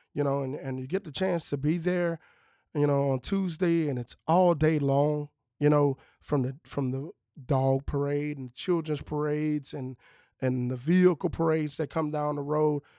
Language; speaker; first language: English; native; English